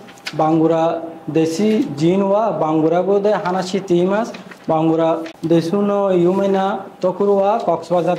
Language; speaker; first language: Japanese; non-native, learner; Bangla